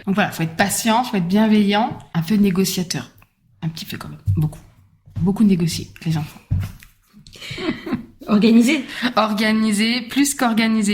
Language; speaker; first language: French; native; French